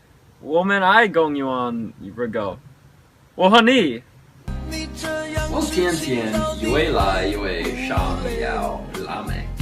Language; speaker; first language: Chinese; non-native, learner; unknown